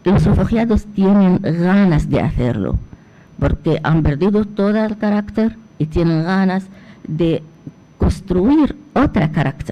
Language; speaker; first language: Spanish; non-native, fluent; Arabic